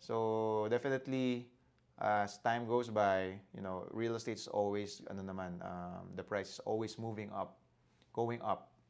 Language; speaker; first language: English; non-native, local second language; Filipino